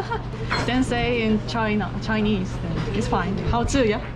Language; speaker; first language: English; non-native, learner; Korean